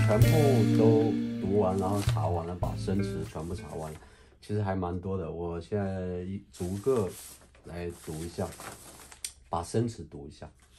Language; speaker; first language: Chinese; native; Chinese